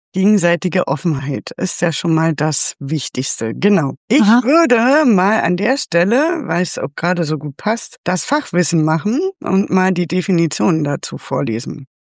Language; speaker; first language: German; native; German